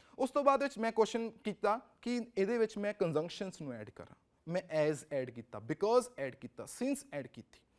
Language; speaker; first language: Punjabi; native; Punjabi